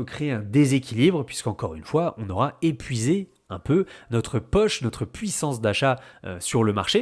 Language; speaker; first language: French; native; French